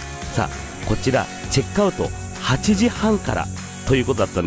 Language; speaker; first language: Japanese; native; Japanese